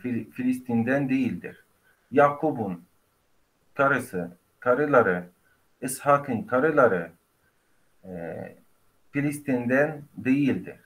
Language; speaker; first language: Turkish; non-native, fluent; Arabic